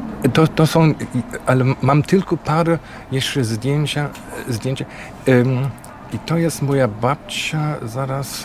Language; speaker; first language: Polish; non-native, fluent; German